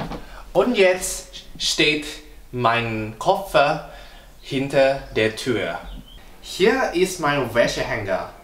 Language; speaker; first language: German; non-native, fluent; Indonesian